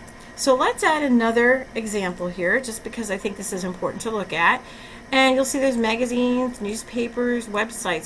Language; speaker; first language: English; native; English